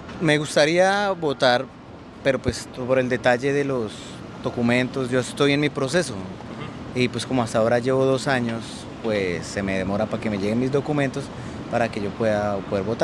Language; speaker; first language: Spanish; native; Spanish